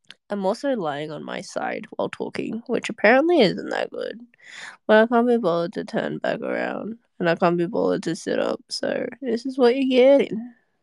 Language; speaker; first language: English; native; English